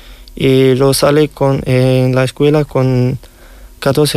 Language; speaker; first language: Spanish; non-native, learner; Riffian